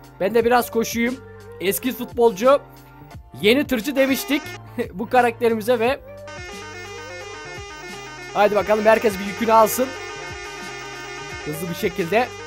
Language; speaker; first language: Turkish; native; Turkish